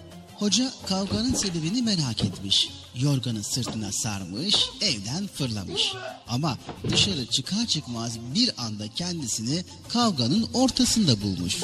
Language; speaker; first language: Turkish; native; Turkish